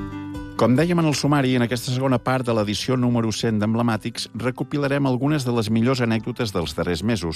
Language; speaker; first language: Catalan; native; Catalan